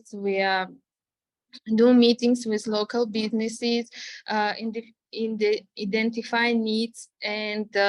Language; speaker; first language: English; non-native, fluent; Armenian